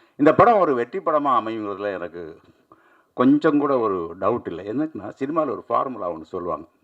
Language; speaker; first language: Tamil; native; Tamil